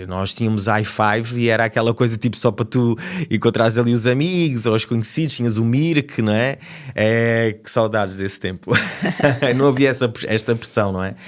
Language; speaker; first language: Portuguese; native; Portuguese